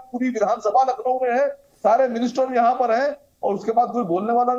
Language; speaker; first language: Hindi; native; Hindi